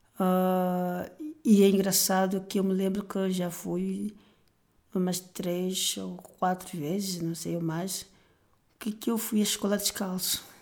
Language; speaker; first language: Portuguese; native; Portuguese